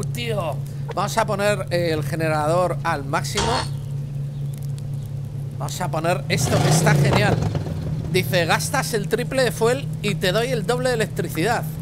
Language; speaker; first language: Spanish; native; Spanish